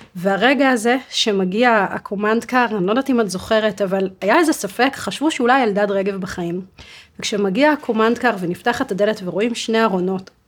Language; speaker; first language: Hebrew; native; Hebrew